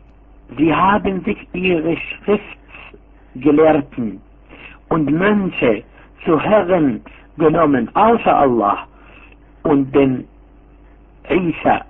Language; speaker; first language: German; non-native, fluent; Arabic